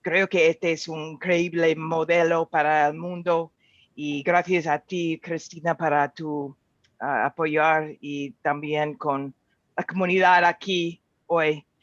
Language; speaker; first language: Spanish; non-native, learner; English